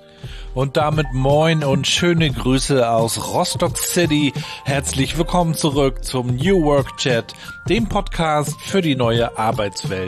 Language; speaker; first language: German; native; German